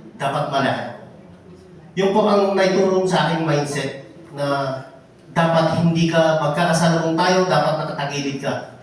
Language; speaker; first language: Filipino; native; Filipino